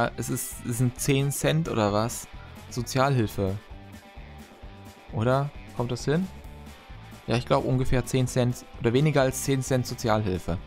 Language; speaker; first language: German; native; German